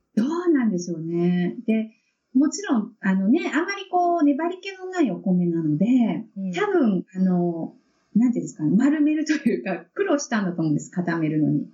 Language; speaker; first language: Japanese; native; Japanese